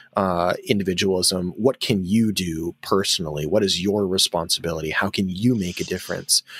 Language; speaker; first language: English; native; English